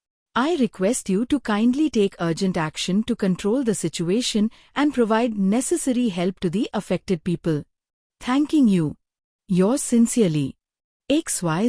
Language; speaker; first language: English; non-native, fluent; Hindi